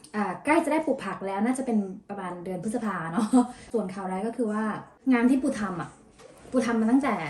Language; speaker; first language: Thai; native; Thai